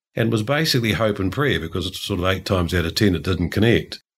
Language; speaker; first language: English; native; English